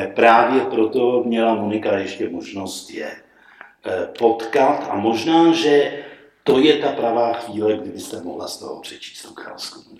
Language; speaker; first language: Czech; native; Czech